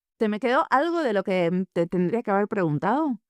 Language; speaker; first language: Spanish; native; Spanish